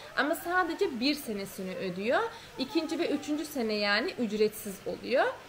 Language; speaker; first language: Turkish; early bilingual, heritage; Turkish